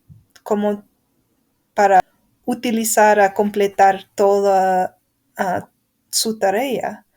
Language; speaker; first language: Spanish; non-native, fluent; English